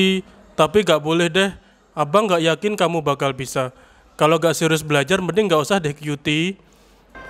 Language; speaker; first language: Indonesian; native; Indonesian